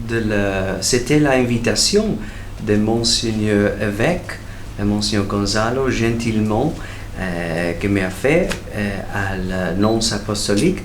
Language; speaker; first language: French; non-native, fluent; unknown